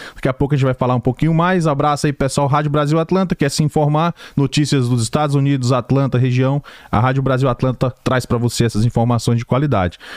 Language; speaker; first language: Portuguese; native; Portuguese